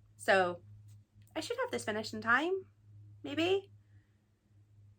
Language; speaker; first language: English; native; English